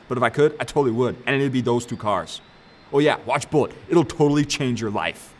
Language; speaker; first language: English; native; English